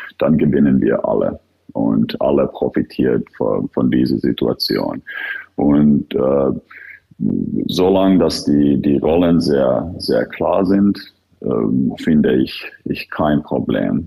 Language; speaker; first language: German; non-native, fluent; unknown